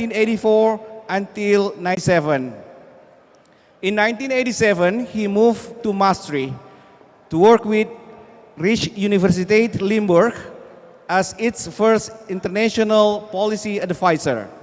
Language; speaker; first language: English; non-native, fluent; Indonesian